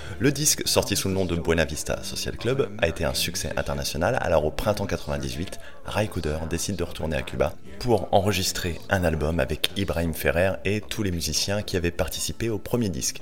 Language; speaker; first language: French; native; French